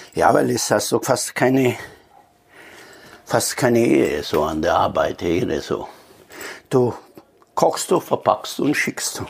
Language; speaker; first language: German; non-native, learner; Italian